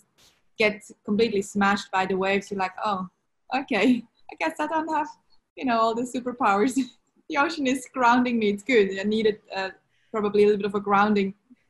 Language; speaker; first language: English; non-native, fluent; Swiss German